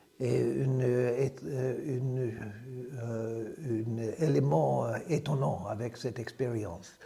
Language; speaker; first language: French; non-native, fluent; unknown